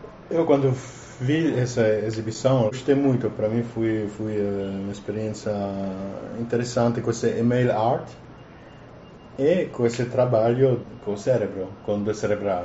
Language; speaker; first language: Portuguese; non-native, learner; Italian